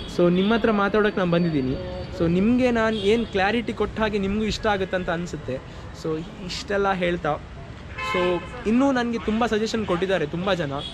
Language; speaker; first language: Kannada; non-native, local second language; Konkani